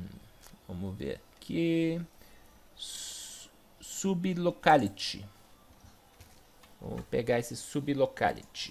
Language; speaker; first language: Portuguese; native; Portuguese